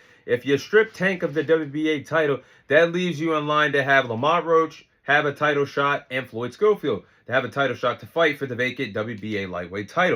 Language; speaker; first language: English; native; English